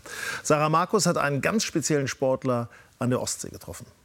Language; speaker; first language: German; native; German